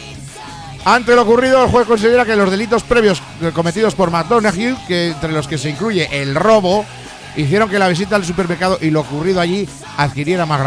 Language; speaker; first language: Spanish; native; Spanish